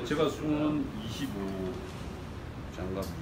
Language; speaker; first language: Korean; native; Korean